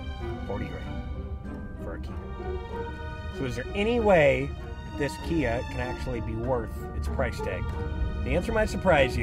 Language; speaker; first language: English; native; English